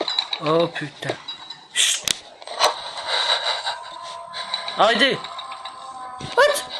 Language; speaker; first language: French; native; French